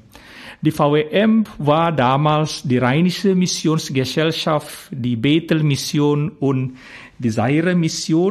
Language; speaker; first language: German; non-native, fluent; Indonesian